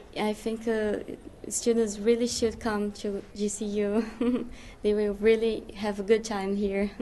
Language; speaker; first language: English; non-native, fluent; Portuguese